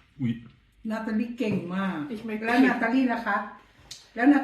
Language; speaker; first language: French; non-native, learner; Thai